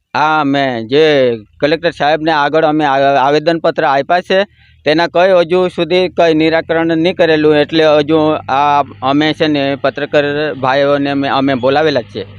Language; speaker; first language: Gujarati; non-native, local second language; Kukna